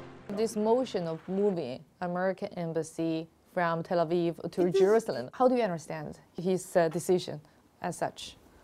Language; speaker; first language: English; non-native, fluent; Chinese